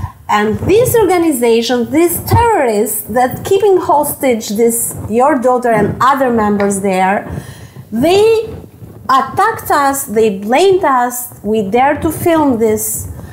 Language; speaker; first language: English; non-native, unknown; Albanian